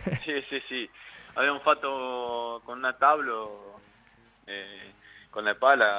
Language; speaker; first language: Italian; non-native, learner; Spanish